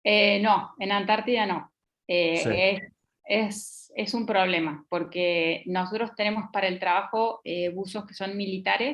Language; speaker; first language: Spanish; native; Spanish